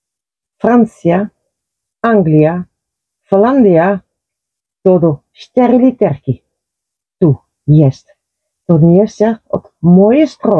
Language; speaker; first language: Polish; non-native, learner; Dutch